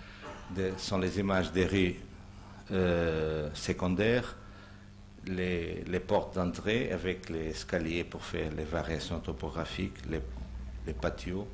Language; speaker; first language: French; non-native, fluent; Portuguese